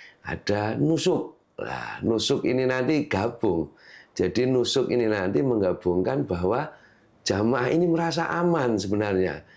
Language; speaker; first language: Indonesian; non-native, local second language; Javanese